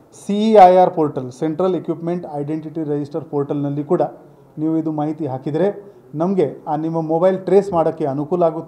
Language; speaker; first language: Kannada; non-native, local second language; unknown